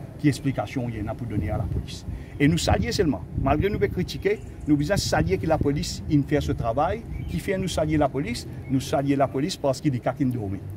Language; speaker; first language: French; non-native, local second language; Morisyen